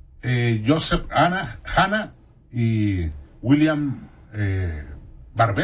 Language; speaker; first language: Spanish; native; Spanish